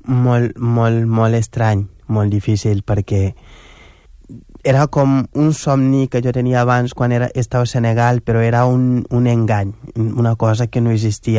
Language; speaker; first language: Catalan; non-native, local second language; Wolof